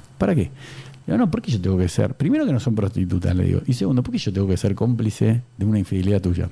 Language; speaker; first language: Spanish; native; Spanish